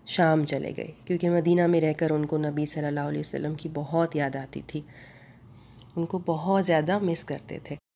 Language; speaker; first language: Urdu; native; Urdu